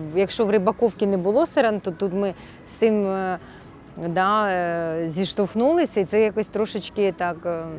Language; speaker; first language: Ukrainian; native; Ukrainian